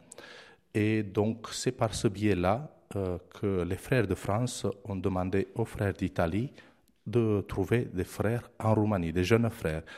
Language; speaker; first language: French; non-native, fluent; Romanian